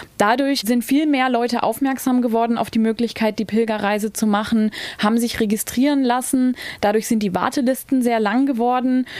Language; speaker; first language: German; native; German